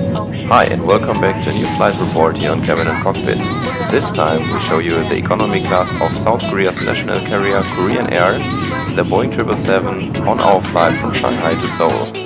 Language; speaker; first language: English; non-native, fluent; German